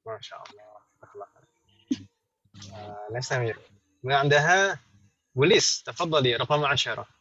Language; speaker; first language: Arabic; non-native, fluent; Indonesian